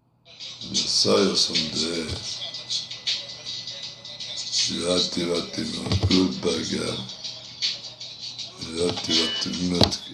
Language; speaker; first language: Swedish; non-native, fluent; Spanish